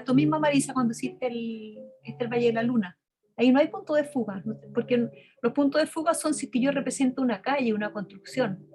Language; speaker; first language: Spanish; native; Spanish